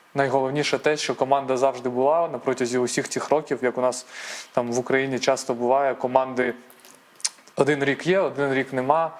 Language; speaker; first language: Ukrainian; native; Ukrainian